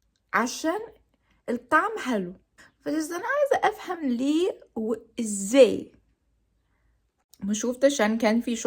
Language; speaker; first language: Arabic; non-native, learner; English